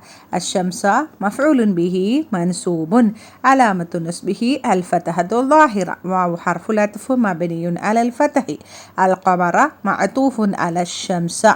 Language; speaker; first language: Arabic; non-native, fluent; Malayalam